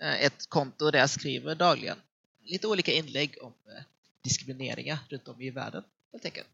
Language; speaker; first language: Swedish; early bilingual, other home language; Vietnamese